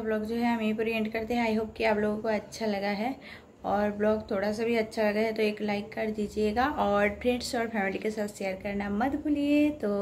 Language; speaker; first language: Hindi; non-native, local second language; Bangla